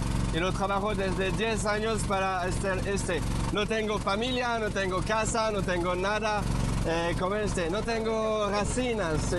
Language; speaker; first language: Spanish; non-native, learner; French